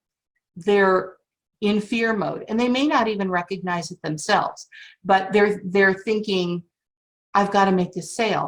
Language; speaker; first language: English; native; English